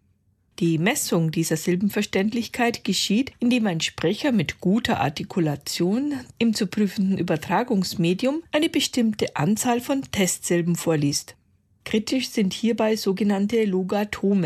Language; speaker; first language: German; native; German